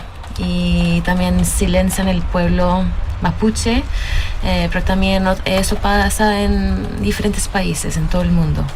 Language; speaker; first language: Spanish; early bilingual, heritage; Spanish